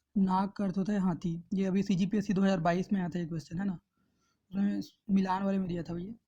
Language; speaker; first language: Hindi; native; Hindi